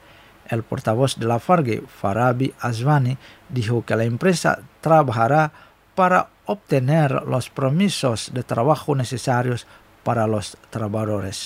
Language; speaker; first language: Spanish; non-native, fluent; Indonesian